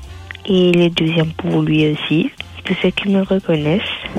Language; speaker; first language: French; non-native, local second language; Morisyen